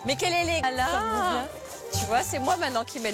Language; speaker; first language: French; native; French